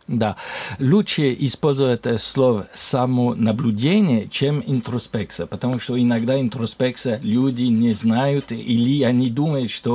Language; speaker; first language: Russian; non-native, learner; French